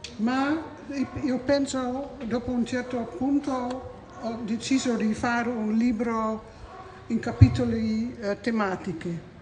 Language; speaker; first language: Italian; non-native, fluent; Dutch